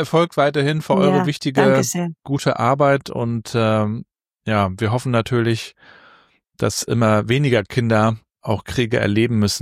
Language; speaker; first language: German; native; German